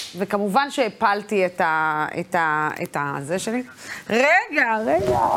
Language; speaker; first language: Hebrew; non-native, local second language; Arabic